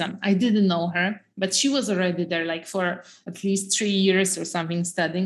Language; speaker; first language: English; non-native, fluent; Polish